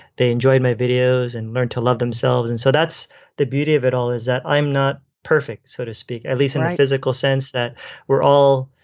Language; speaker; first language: English; native; English